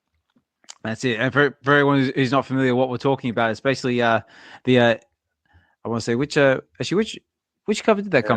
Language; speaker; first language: English; native; English